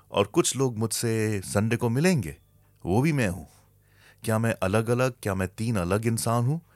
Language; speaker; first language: Hindi; native; Hindi